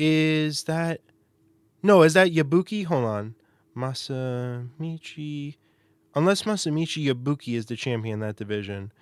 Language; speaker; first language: English; native; English